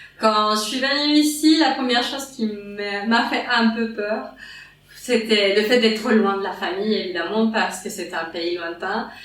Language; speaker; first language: French; non-native, fluent; Spanish